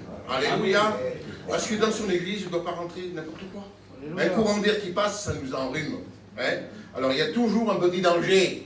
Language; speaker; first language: French; native; French